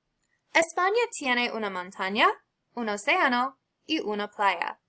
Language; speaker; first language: Spanish; non-native, learner; English